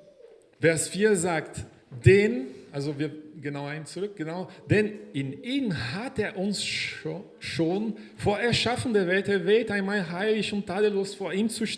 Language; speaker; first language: German; non-native, fluent; Portuguese